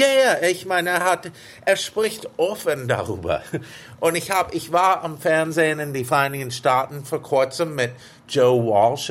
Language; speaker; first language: German; early bilingual, heritage; English